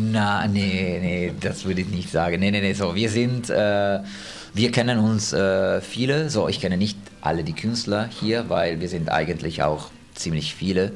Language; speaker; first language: German; non-native, fluent; Italian